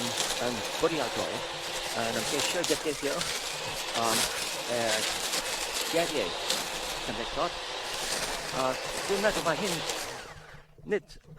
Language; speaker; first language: Welsh; non-native, learner; English